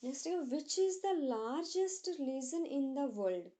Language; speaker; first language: English; non-native, local second language; Punjabi